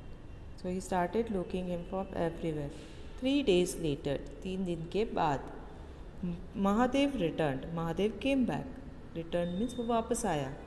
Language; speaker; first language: English; non-native, local second language; Hindi